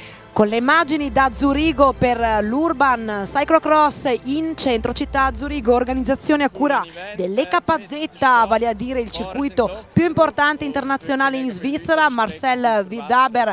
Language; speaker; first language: Italian; native; Italian